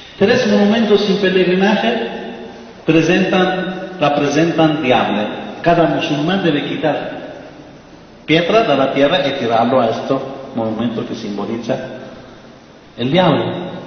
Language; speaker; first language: Spanish; non-native, fluent; Persian